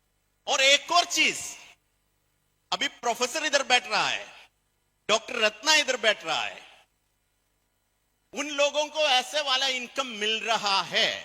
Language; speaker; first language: Hindi; non-native, fluent; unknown